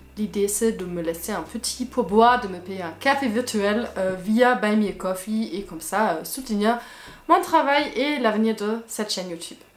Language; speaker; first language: French; non-native, fluent; German